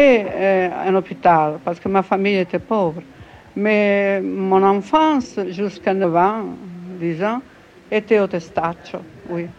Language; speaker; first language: French; non-native, fluent; Italian